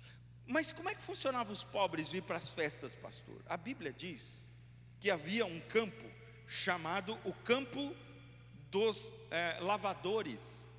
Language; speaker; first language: Portuguese; native; Portuguese